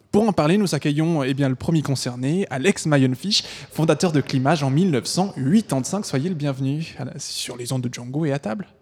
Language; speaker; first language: French; native; French